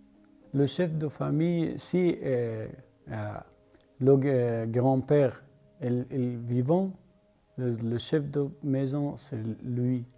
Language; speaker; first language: French; non-native, learner; Persian